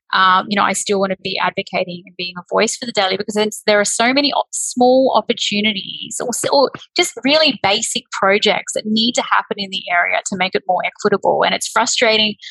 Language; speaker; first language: English; native; English